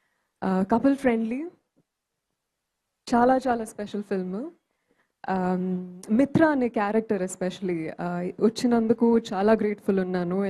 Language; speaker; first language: Telugu; early bilingual, heritage; Telugu